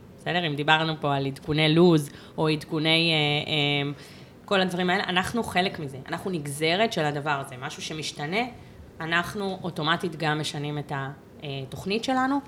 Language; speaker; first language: Hebrew; native; Hebrew